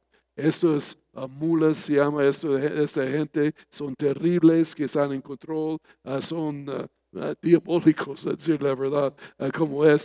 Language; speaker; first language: Spanish; non-native, fluent; English